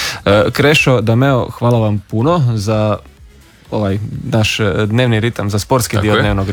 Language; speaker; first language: Serbian; native; Serbian